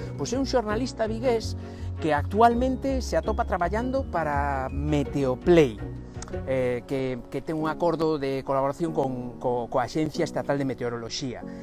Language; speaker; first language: Galician; non-native, local second language; Spanish